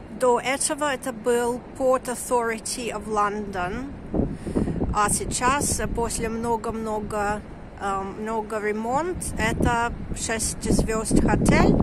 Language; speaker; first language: Russian; non-native, learner; English